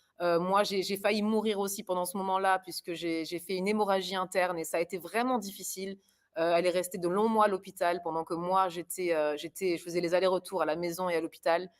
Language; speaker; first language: French; early bilingual, other home language; German